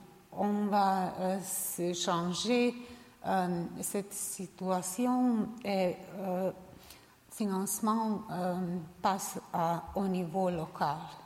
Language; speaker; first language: French; non-native, learner; Serbian